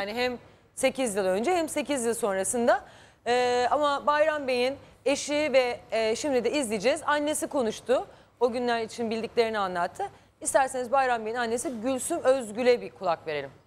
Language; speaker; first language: Turkish; native; Turkish